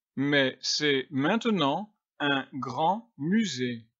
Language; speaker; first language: French; native; French